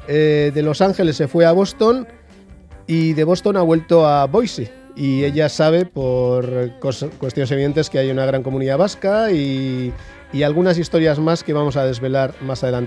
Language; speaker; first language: Spanish; native; Spanish